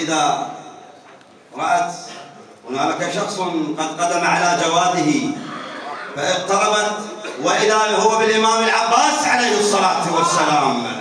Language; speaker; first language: Arabic; native; Arabic